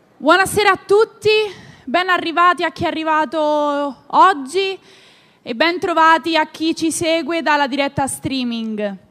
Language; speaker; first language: Italian; native; Italian